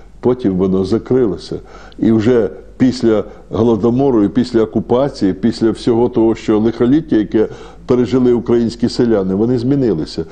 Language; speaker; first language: Ukrainian; native; Ukrainian